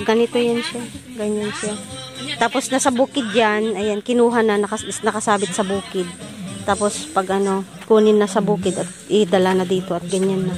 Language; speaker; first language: Filipino; non-native, local second language; Iloko